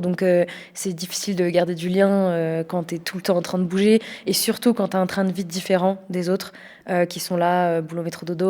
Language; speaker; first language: French; native; French